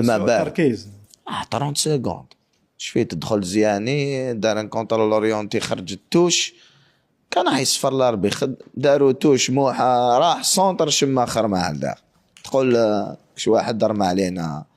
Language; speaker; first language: Arabic; native; Arabic